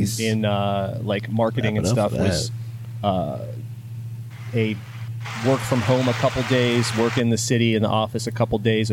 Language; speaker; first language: English; native; English